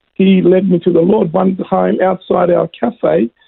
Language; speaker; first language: English; native; English